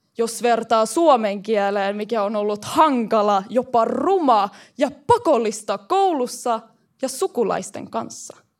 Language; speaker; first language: Finnish; early bilingual, heritage; Swedish